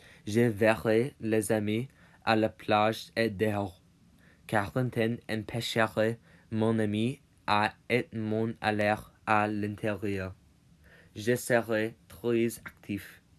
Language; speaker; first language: French; non-native, learner; English